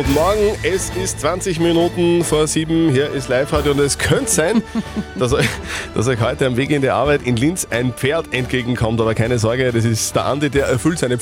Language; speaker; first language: German; native; German